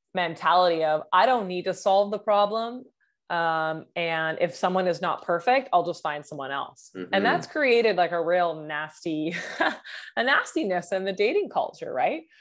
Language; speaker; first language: English; native; English